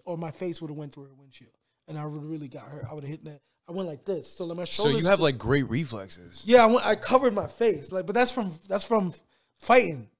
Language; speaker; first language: English; native; English